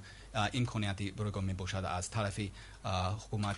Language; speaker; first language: Persian; non-native, learner; English